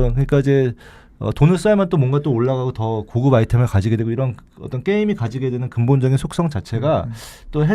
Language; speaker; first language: Korean; native; Korean